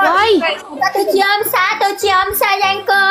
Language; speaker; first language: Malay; non-native, learner; Vietnamese